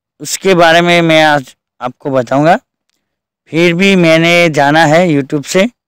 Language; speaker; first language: Hindi; non-native, local second language; Gujarati